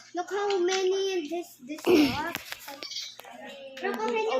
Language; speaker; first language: English; non-native, local second language; Filipino